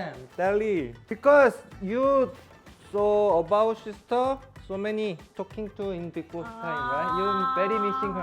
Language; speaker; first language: English; non-native, learner; Korean